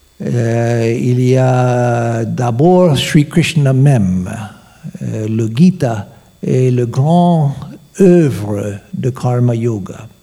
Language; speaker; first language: French; non-native, fluent; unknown